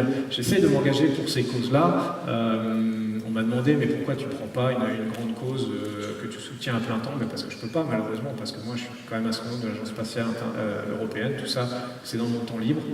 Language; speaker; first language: French; native; French